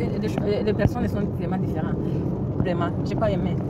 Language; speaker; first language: French; non-native, learner; Kinyarwanda